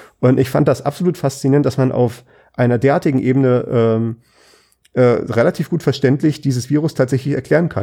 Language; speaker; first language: German; native; German